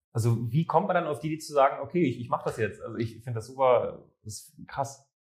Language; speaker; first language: German; native; German